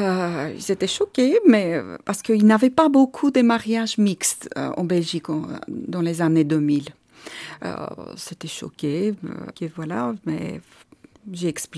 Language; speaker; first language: French; non-native, fluent; Armenian